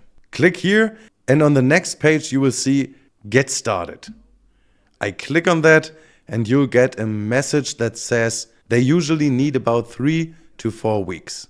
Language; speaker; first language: English; non-native, fluent; German